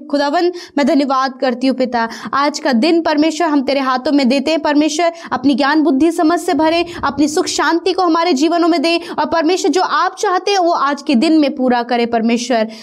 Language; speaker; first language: Hindi; native; Hindi